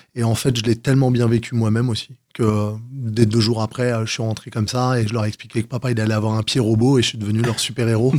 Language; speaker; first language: French; native; French